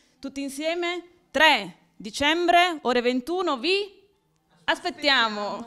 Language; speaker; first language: Italian; native; Italian